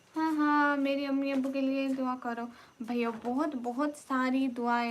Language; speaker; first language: Urdu; non-native, local second language; Punjabi